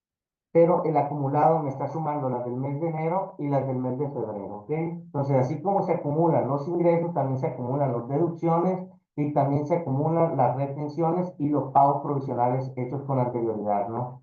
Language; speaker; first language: Spanish; native; Spanish